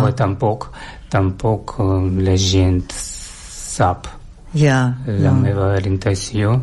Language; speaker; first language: Catalan; non-native, learner; Russian